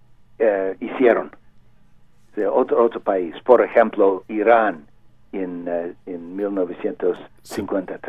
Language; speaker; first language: Spanish; non-native, learner; English